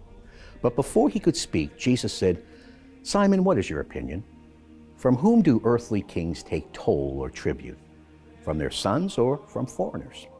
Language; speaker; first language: English; native; English